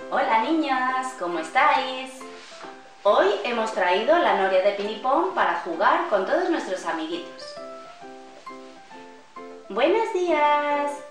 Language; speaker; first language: Spanish; native; Spanish